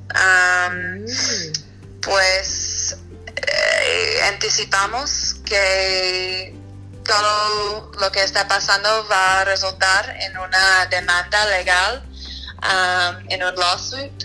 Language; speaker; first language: Spanish; non-native, fluent; English